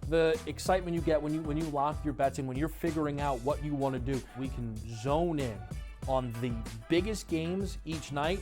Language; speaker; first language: English; native; English